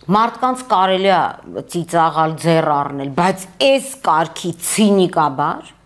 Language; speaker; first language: Armenian; native; Armenian